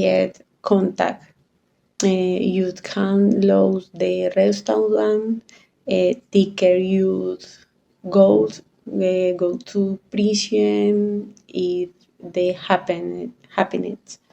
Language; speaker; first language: English; non-native, learner; Spanish